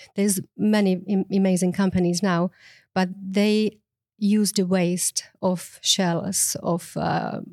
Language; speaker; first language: English; non-native, fluent; Czech